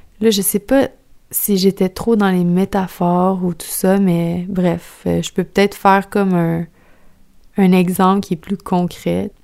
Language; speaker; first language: French; native; French